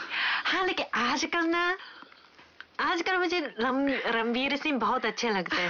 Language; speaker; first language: Hindi; non-native, fluent; Japanese